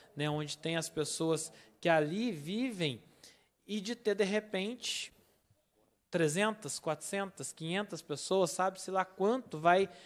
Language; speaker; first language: Portuguese; native; Portuguese